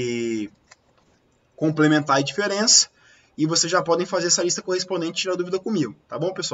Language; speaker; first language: Portuguese; native; Portuguese